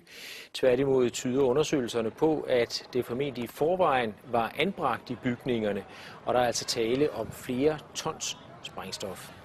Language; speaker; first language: Danish; native; Danish